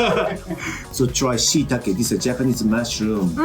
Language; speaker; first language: English; non-native, learner; Japanese